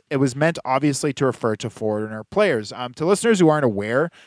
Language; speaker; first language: English; early bilingual, other home language; Hebrew